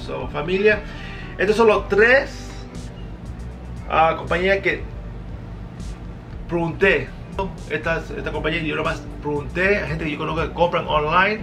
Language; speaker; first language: Spanish; early bilingual, heritage; Spanish